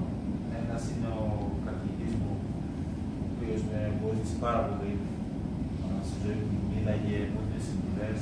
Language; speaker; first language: Greek; early bilingual, other home language; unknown